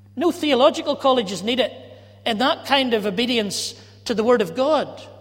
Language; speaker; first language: English; native; English